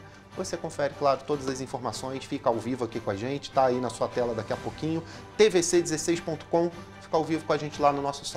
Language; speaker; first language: Portuguese; native; Portuguese